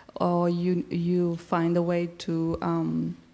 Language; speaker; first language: English; non-native, fluent; Bulgarian